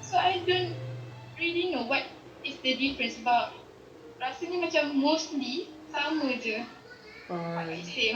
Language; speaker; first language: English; non-native, local second language; Malay